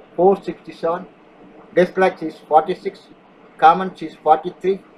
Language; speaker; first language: English; non-native, local second language; Tamil